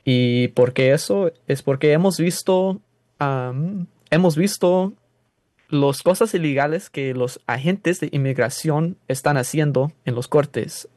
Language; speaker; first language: Spanish; non-native, learner; English